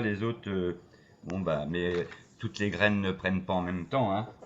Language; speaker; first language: French; native; French